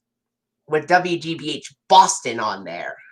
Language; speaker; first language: English; native; English